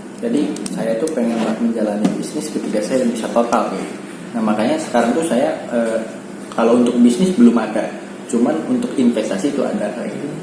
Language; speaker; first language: Indonesian; native; Indonesian